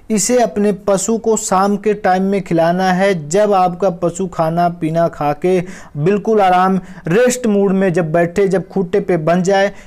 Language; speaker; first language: Hindi; native; Hindi